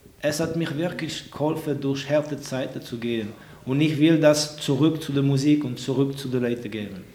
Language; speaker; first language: German; non-native, local second language; French